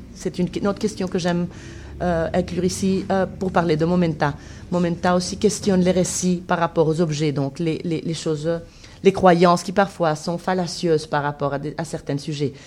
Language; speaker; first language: French; non-native, fluent; Spanish